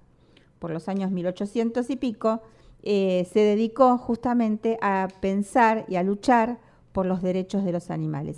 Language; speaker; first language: Spanish; native; Spanish